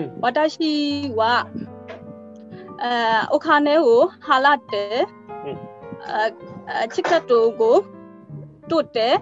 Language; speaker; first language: Japanese; non-native, learner; Burmese